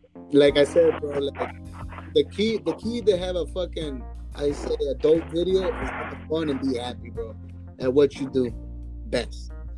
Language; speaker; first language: English; non-native, fluent; Spanish